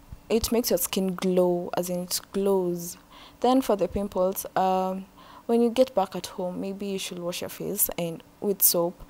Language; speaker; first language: English; non-native, local second language; Swahili